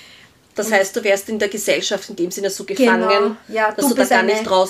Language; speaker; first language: German; native; German